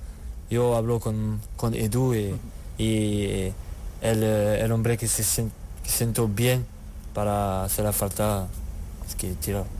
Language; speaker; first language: Spanish; non-native, learner; French